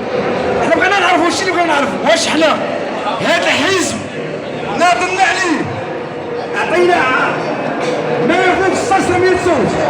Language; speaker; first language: Arabic; native; Arabic